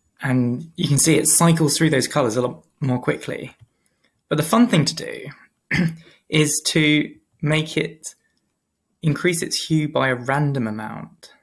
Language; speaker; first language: English; native; English